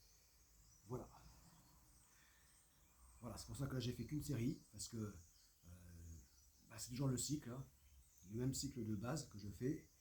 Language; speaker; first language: French; native; French